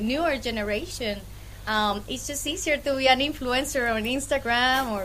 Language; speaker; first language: English; non-native, fluent; Spanish